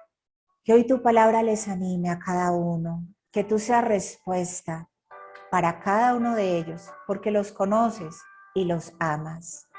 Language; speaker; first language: Spanish; native; Spanish